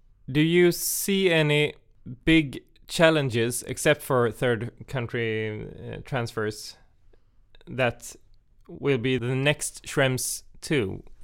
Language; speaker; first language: English; non-native, fluent; Swedish